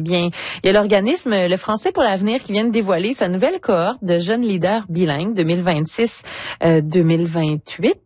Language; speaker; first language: French; native; French